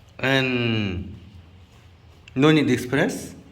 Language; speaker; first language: English; non-native, learner; Korean